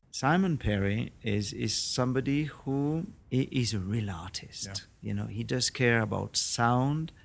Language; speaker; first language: English; non-native, fluent; French